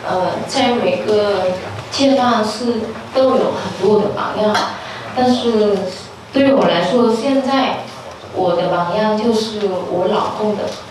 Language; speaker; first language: Chinese; non-native, fluent; Vietnamese